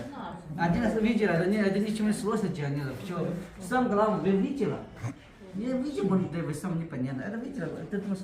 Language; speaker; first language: Russian; non-native, learner; Tajik